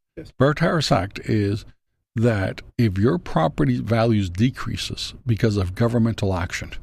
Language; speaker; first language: English; non-native, fluent; Spanish